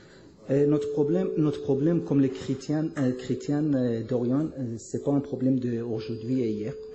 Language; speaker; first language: French; non-native, learner; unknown